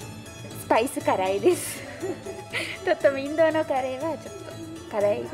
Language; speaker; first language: Japanese; non-native, learner; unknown